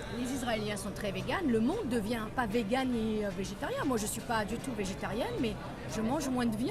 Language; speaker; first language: French; native; French